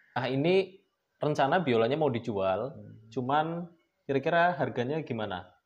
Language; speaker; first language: Indonesian; native; Indonesian